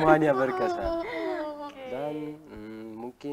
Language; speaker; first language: Indonesian; non-native, learner; Uzbek